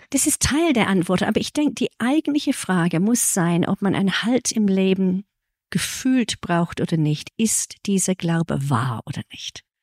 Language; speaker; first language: German; early bilingual, heritage; English